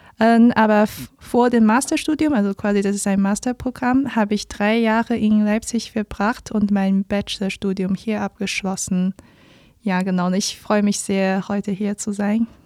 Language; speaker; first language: German; non-native, fluent; Chinese